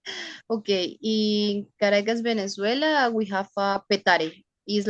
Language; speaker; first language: English; non-native, learner; Spanish